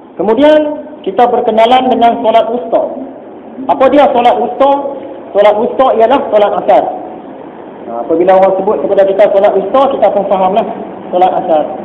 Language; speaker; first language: Malay; native; Malay